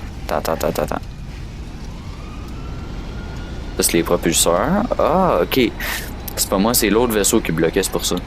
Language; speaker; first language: French; native; French